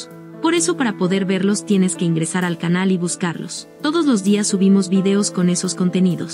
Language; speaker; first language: Spanish; native; Spanish